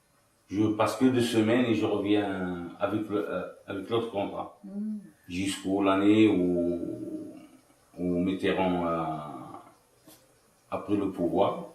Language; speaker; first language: French; non-native, fluent; Arabic